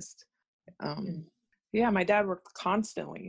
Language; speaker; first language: English; native; English